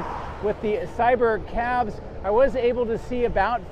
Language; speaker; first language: English; native; English